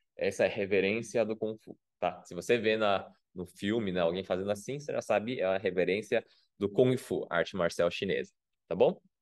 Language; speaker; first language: Portuguese; non-native, fluent; Chinese